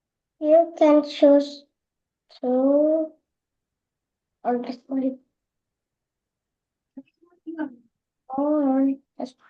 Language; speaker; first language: English; non-native, learner; Indonesian